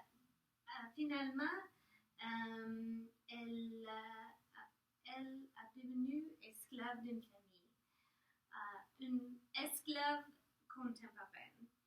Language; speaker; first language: French; non-native, learner; English